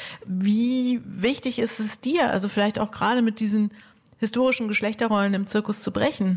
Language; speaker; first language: German; native; German